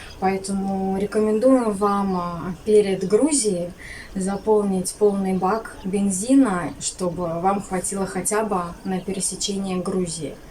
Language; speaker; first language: Russian; native; Russian